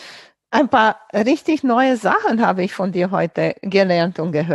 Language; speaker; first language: German; non-native, fluent; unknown